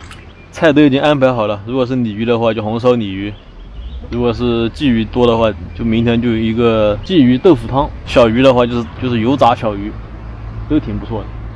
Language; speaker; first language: Chinese; native; Chinese